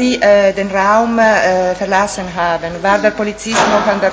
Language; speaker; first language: German; non-native, local second language; Italian